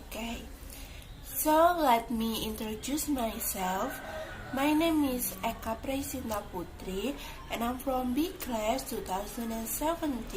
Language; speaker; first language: English; non-native, learner; Indonesian